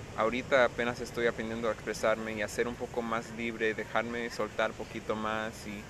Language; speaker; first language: Spanish; early bilingual, heritage; Spanish